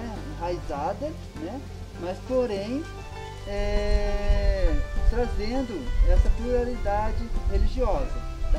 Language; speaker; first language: Portuguese; native; Portuguese